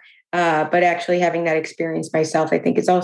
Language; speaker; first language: English; native; English